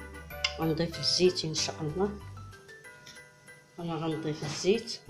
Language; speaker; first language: Arabic; native; Arabic